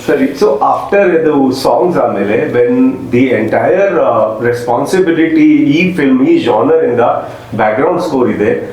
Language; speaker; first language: Kannada; non-native, learner; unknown